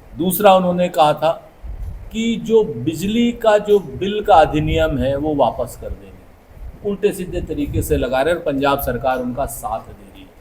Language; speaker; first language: Hindi; native; Hindi